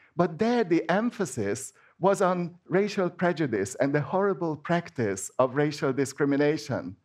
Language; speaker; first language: English; non-native, fluent; Hungarian